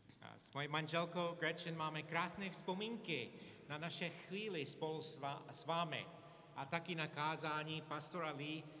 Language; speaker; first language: Czech; non-native, fluent; English